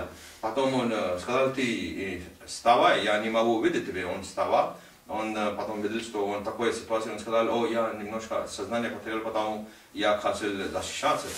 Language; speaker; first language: Russian; non-native, learner; Hindi